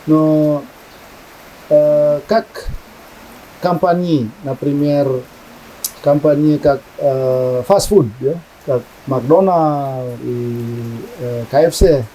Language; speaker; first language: Russian; non-native, learner; Indonesian